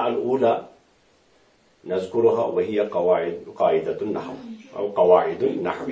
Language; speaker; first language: Arabic; non-native, fluent; Urdu